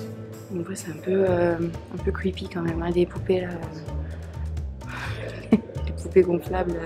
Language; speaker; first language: French; native; French